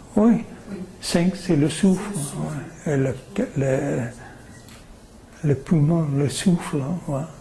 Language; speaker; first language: French; non-native, learner; English